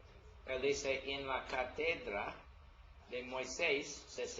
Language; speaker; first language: Spanish; non-native, learner; English